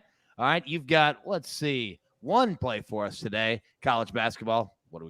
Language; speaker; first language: English; native; English